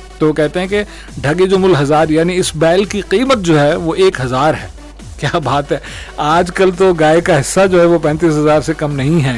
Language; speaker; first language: Urdu; non-native, local second language; Sindhi